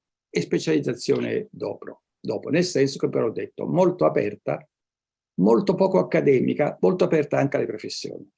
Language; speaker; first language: Italian; native; Italian